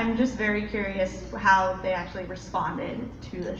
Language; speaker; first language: English; native; English